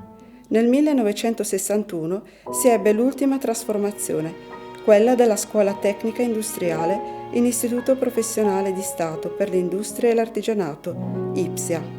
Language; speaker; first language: Italian; native; Italian